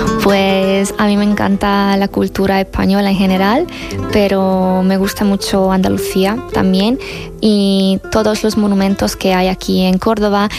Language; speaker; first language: Spanish; non-native, fluent; Hungarian